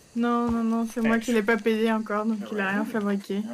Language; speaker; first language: French; native; French